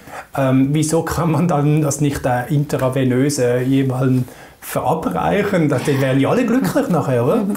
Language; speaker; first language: German; native; German